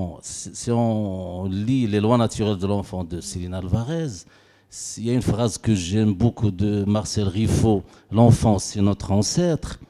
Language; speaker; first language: French; non-native, local second language; Arabic